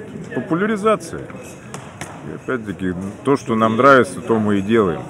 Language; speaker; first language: Russian; native; Russian